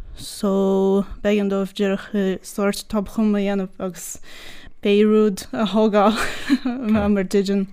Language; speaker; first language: Irish; non-native, fluent; Portuguese